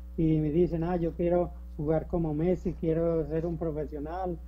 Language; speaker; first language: Spanish; native; Spanish